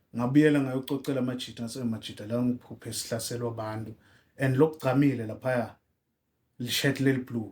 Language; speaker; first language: Zulu; non-native, local second language; Swati